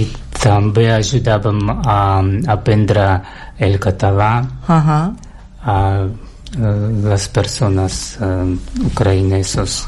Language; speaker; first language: Catalan; non-native, learner; Russian